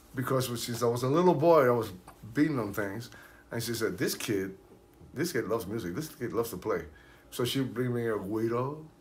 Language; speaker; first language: English; early bilingual, other home language; Spanish